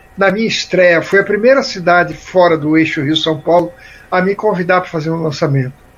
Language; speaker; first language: Portuguese; native; Portuguese